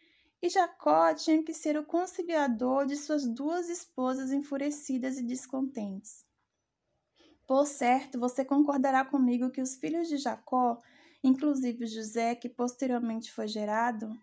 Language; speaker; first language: Portuguese; native; Portuguese